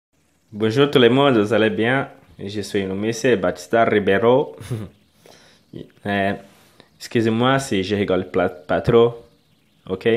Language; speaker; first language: French; non-native, learner; Portuguese